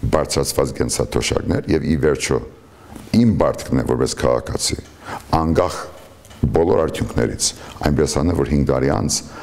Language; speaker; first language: Armenian; early bilingual, heritage; Armenian